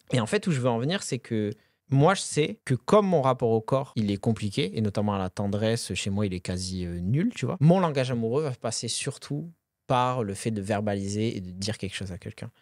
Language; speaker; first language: French; native; French